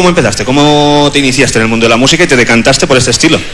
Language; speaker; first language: Spanish; native; Spanish